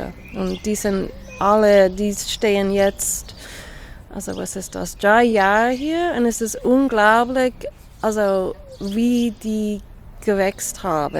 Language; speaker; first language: German; non-native, fluent; English